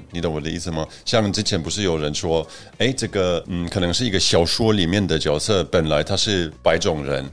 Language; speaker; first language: Chinese; non-native, fluent; German